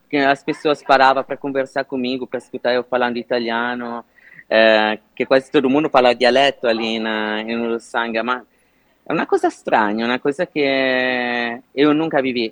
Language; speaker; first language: Portuguese; non-native, fluent; Italian